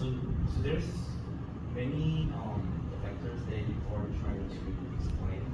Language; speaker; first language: English; non-native, fluent; Korean